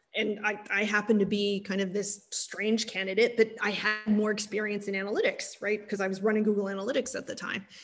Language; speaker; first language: English; native; English